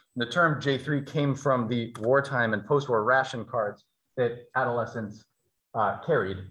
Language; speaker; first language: English; native; English